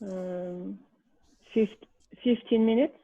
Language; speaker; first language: English; non-native, learner; French